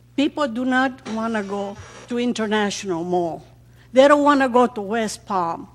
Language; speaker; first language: English; non-native, fluent; Greek